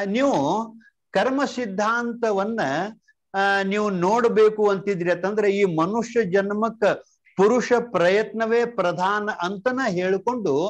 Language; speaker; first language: Kannada; native; Kannada